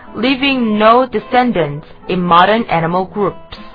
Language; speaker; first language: English; non-native, fluent; Chinese